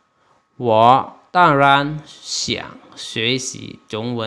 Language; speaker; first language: Chinese; non-native, fluent; Lao